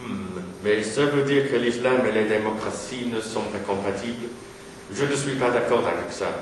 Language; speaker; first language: French; non-native, learner; English